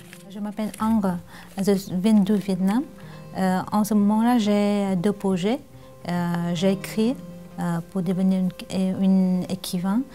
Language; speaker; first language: French; non-native, learner; Vietnamese